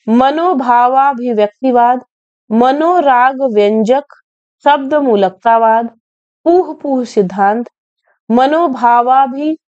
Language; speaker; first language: Hindi; native; Hindi